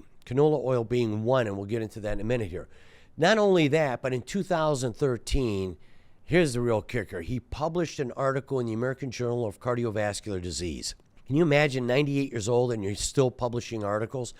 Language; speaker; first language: English; native; English